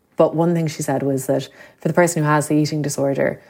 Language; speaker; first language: English; native; English